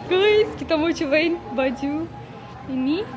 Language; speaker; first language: Indonesian; non-native, fluent; German